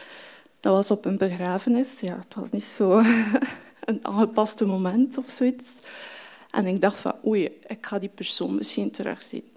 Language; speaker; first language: Dutch; non-native, fluent; French